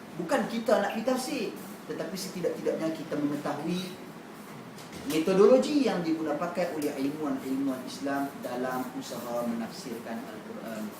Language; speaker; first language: Malay; native; Malay